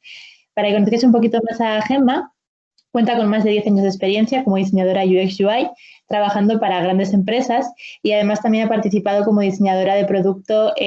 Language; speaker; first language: Spanish; native; Spanish